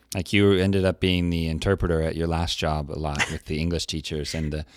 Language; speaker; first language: English; native; English